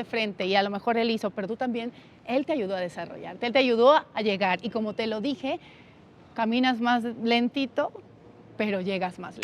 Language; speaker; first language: Spanish; native; Spanish